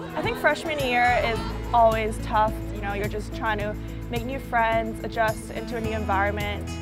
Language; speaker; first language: English; non-native, fluent; Korean